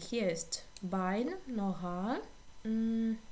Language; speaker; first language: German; non-native, fluent; Ukrainian